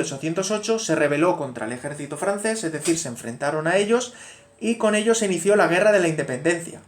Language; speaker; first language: Spanish; native; Spanish